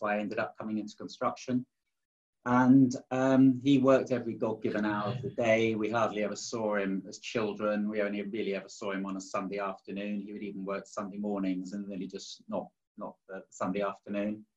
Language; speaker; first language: English; native; English